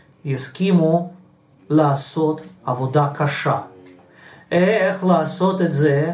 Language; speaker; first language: Hebrew; non-native, fluent; Russian